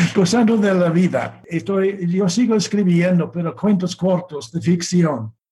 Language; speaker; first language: Spanish; non-native, fluent; English